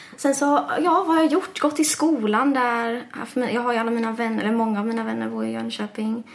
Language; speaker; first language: Swedish; early bilingual, other home language; English